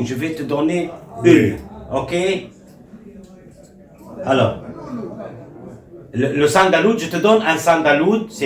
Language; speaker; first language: French; non-native, local second language; Arabic